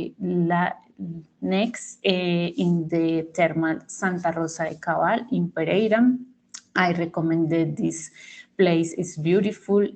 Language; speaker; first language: English; non-native, learner; Spanish